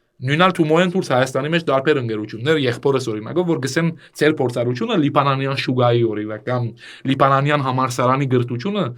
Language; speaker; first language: Armenian; native; Armenian